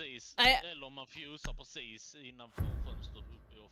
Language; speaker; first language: Swedish; native; Swedish